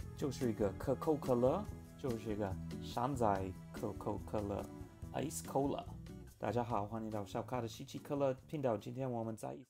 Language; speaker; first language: Chinese; non-native, fluent; English